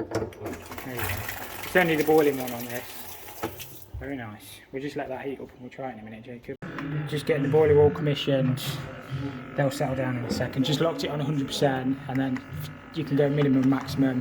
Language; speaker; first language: English; native; English